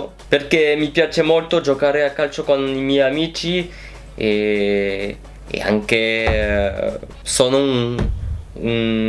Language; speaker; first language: Italian; non-native, learner; French